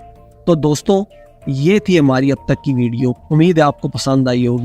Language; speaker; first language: Urdu; native; Urdu